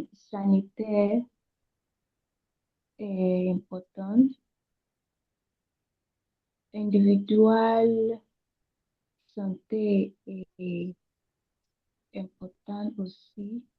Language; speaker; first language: French; non-native, learner; Yoruba